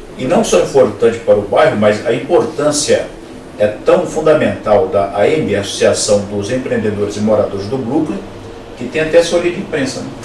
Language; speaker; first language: Portuguese; native; Portuguese